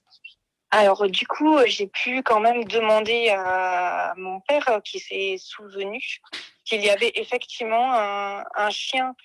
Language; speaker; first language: French; native; French